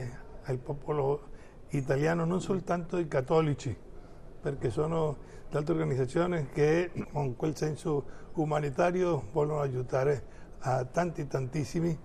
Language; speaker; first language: Italian; non-native, fluent; Spanish